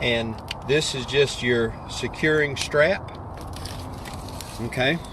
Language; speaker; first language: English; native; English